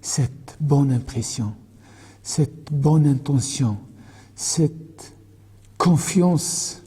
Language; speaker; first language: French; non-native, local second language; Arabic